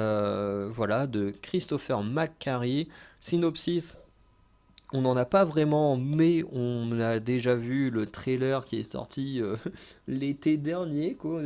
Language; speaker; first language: French; native; French